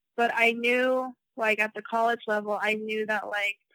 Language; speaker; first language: English; native; English